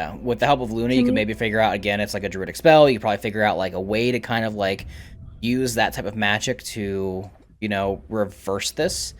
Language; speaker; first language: English; native; English